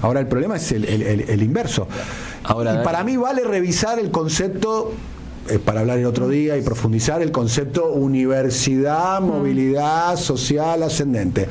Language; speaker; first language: Spanish; native; Spanish